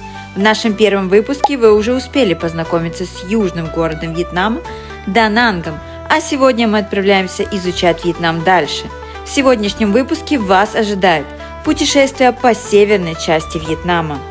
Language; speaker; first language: Russian; native; Russian